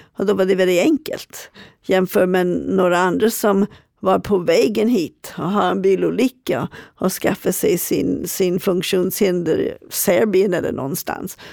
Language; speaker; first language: Swedish; non-native, fluent; English